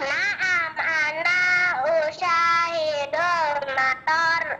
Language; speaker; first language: Arabic; non-native, learner; Indonesian